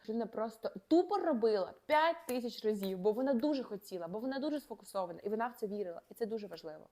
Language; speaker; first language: Ukrainian; native; Ukrainian